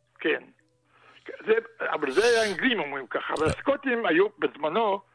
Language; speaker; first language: Hebrew; early bilingual, other home language; Russian